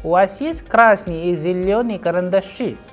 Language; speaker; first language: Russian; non-native, fluent; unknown